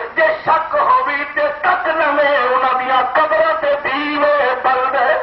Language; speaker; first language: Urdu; non-native, local second language; Sindhi